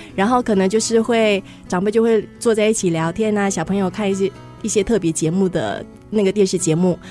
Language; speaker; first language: Chinese; native; Chinese